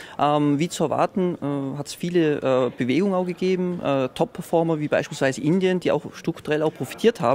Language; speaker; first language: German; native; German